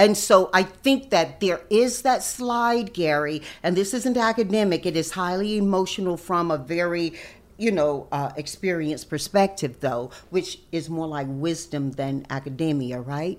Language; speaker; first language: English; native; English